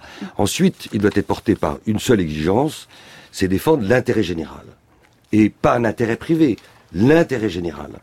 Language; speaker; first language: French; native; French